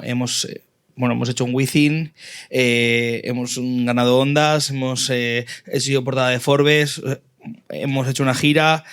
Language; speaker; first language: Spanish; native; Spanish